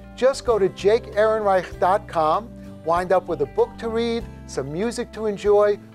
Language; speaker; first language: English; native; English